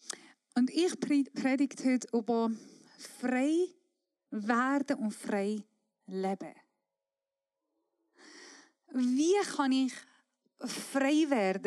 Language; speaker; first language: German; non-native, fluent; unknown